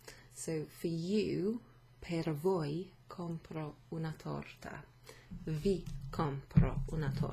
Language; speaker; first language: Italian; non-native, fluent; English